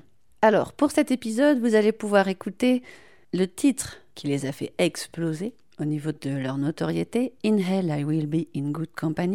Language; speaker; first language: French; native; French